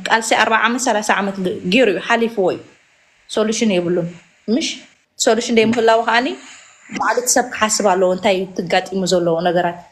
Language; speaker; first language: Tigrinya; native; Tigrinya